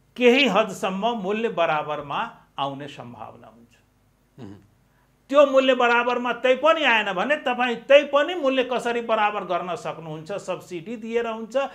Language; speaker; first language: Nepali; non-native, local second language; Maithili